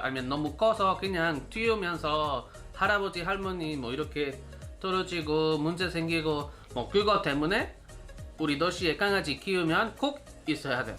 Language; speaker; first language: Korean; non-native, learner; Spanish